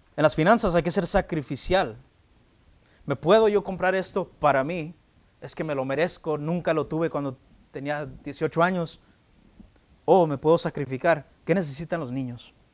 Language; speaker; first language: Spanish; early bilingual, heritage; Spanish